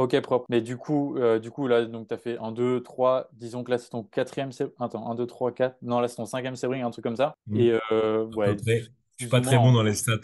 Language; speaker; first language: French; native; French